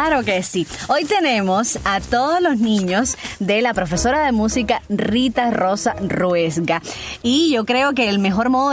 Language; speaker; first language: Spanish; native; Spanish